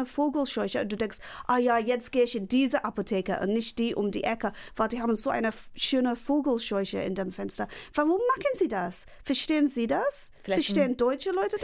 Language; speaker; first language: German; non-native, fluent; English